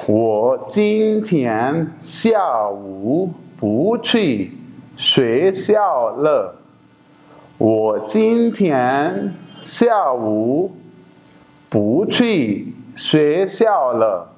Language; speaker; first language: Chinese; non-native, fluent; Urdu